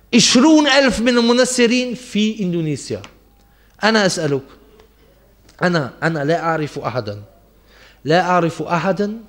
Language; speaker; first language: Arabic; non-native, fluent; German